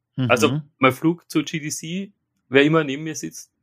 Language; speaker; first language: German; native; German